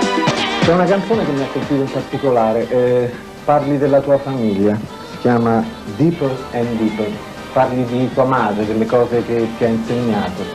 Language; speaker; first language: Italian; native; Italian